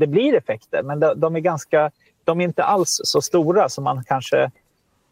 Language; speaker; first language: Swedish; native; Swedish